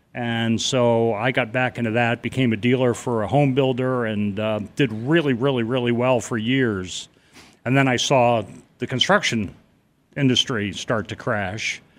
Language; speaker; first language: English; native; English